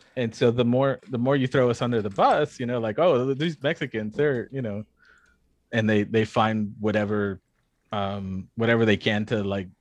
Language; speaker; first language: English; non-native, fluent; Spanish